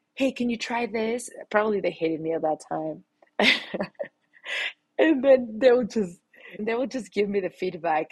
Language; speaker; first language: English; non-native, fluent; Spanish